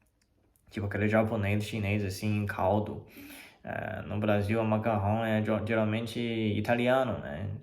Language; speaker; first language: Portuguese; non-native, fluent; Chinese